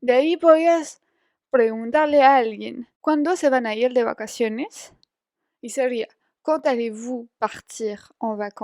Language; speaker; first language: Spanish; non-native, fluent; French